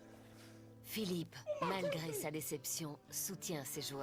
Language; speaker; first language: French; native; French